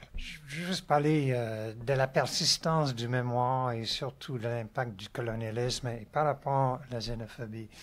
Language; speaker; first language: French; non-native, fluent; English